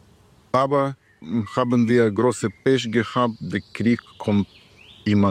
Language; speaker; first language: German; non-native, learner; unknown